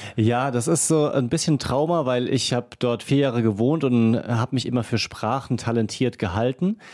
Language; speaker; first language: German; native; German